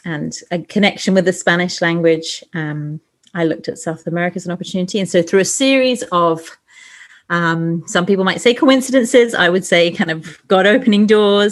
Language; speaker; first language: English; native; English